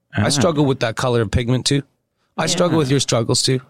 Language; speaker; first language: English; native; English